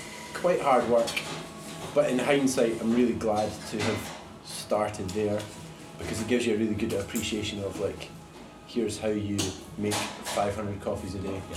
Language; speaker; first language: English; native; English